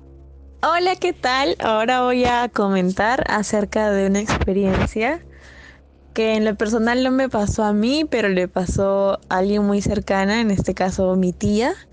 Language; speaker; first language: Spanish; native; Spanish